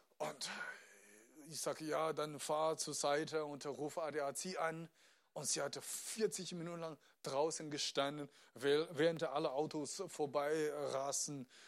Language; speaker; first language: German; non-native, fluent; Chinese